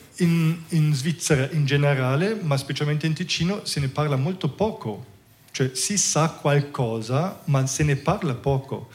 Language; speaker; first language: Italian; non-native, fluent; German